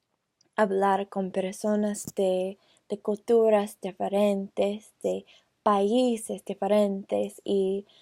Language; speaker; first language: Spanish; non-native, learner; English